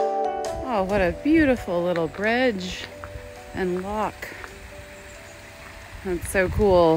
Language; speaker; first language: English; native; English